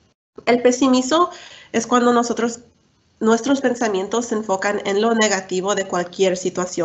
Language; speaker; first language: Spanish; early bilingual, heritage; Spanish